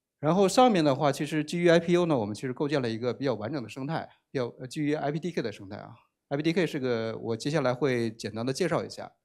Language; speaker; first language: Chinese; native; Chinese